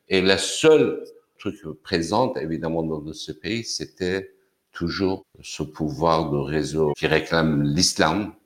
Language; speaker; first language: French; non-native, fluent; Persian